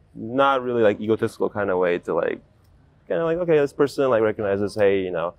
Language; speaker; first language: English; native; English